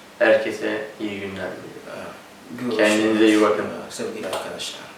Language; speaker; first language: Turkish; native; Turkish